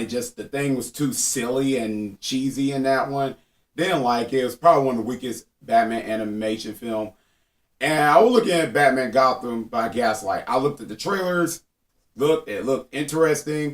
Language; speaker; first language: English; native; English